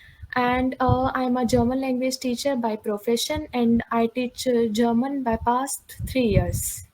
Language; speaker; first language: English; non-native, local second language; Hindi